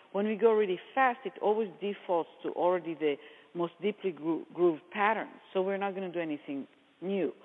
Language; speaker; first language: English; non-native, fluent; Hebrew